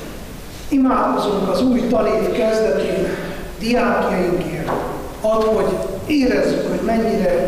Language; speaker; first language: Hungarian; non-native, fluent; Italian